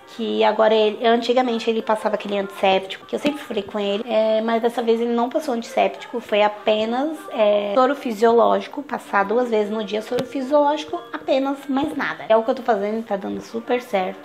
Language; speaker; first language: Portuguese; native; Portuguese